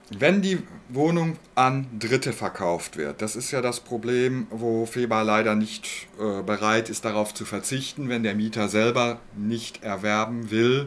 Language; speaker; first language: German; native; German